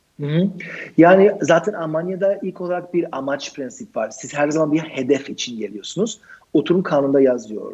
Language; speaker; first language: Turkish; non-native, fluent; German